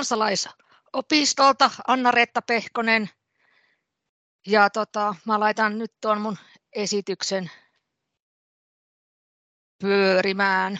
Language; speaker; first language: Finnish; native; Finnish